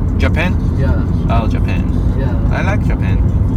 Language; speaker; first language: English; non-native, learner; Chinese